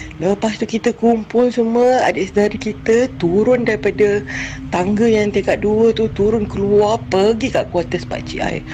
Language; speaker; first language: Malay; native; Malay